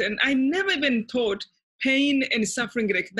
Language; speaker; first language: English; non-native, local second language; Kinyarwanda